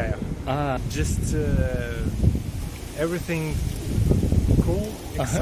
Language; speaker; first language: English; non-native, fluent; Russian